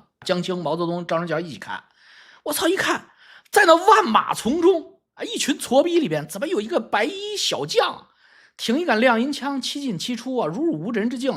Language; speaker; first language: Chinese; native; Chinese